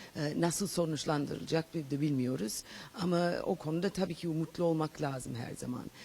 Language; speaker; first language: Turkish; non-native, fluent; English